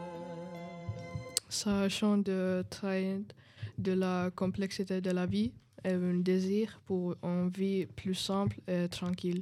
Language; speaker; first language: French; non-native, learner; English